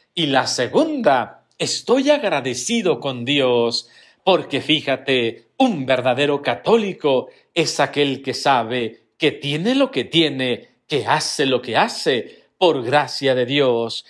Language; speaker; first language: Spanish; native; Spanish